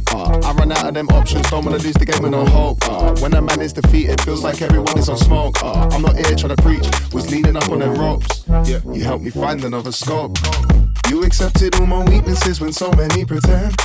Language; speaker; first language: English; native; English